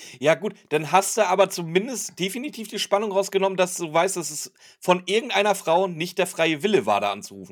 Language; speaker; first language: German; native; German